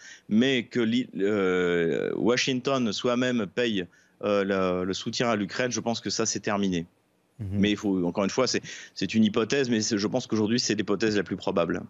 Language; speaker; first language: French; native; French